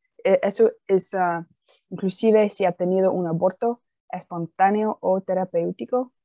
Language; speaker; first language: Spanish; non-native, fluent; English